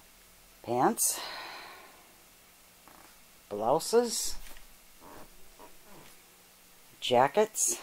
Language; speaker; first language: English; native; English